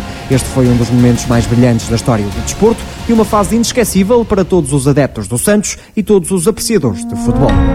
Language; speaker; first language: Portuguese; native; Portuguese